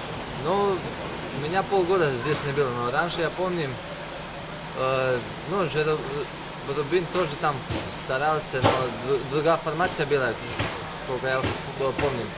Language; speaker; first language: Russian; non-native, learner; Slovenian